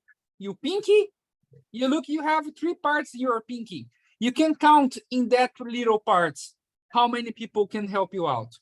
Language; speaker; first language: English; non-native, fluent; Portuguese